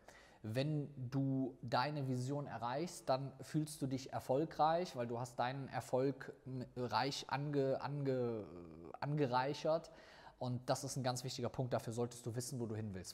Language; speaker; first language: German; native; German